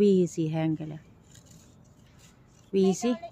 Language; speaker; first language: Finnish; non-native, learner; Thai